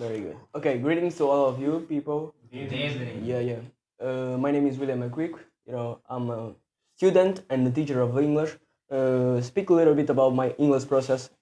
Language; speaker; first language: English; non-native, fluent; Portuguese